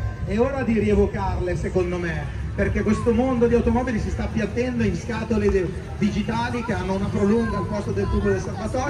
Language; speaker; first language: Italian; native; Italian